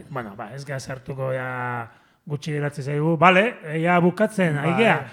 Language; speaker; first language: Basque; native; Basque